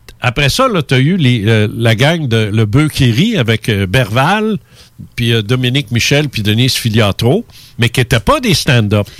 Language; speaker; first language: French; early bilingual, other home language; Spanish